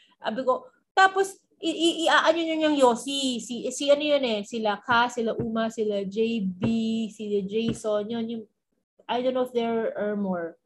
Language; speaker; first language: Filipino; native; Filipino